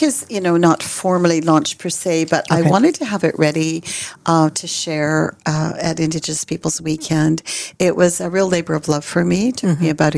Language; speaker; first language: English; native; English